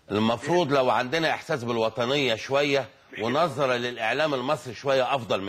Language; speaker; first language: Arabic; native; Arabic